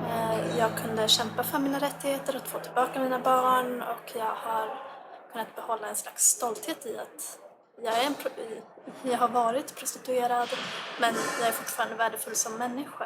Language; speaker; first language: Swedish; native; Swedish